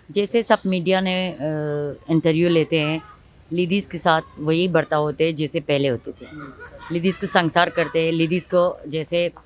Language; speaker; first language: Hindi; non-native, fluent; Pashto